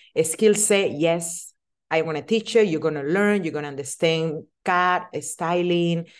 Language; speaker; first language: English; non-native, fluent; Spanish